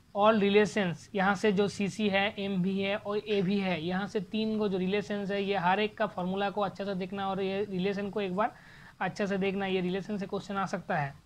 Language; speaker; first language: Hindi; non-native, local second language; Bangla